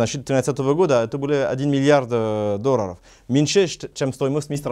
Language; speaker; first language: Russian; non-native, learner; French